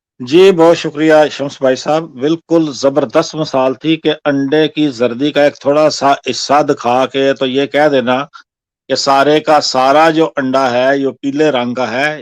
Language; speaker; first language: Urdu; non-native, local second language; Punjabi